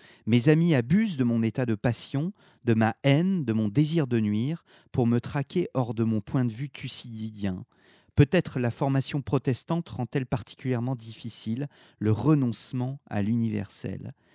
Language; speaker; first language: French; native; French